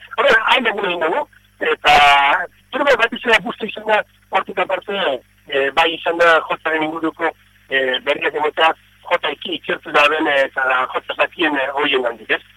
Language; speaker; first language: Basque; native; Basque